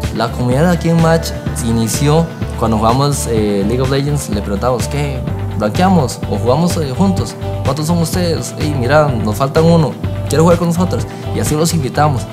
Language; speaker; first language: Spanish; native; Spanish